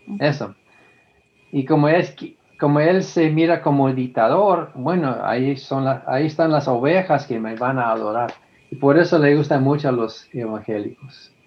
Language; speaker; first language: Spanish; non-native, fluent; English